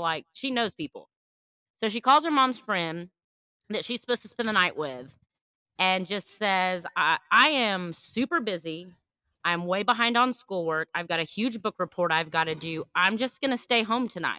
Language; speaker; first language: English; native; English